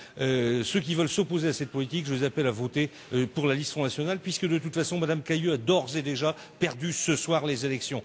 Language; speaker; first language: French; native; French